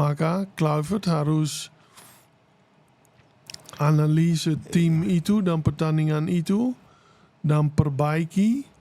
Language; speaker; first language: Indonesian; non-native, fluent; Dutch